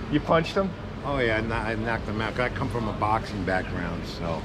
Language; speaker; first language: English; native; English